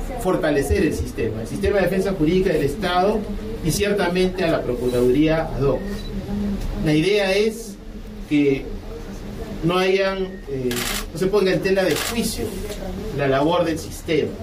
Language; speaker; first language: Spanish; native; Spanish